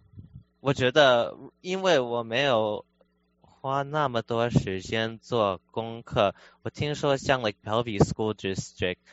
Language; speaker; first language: Chinese; early bilingual, heritage; Chinese